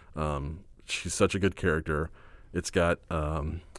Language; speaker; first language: English; native; English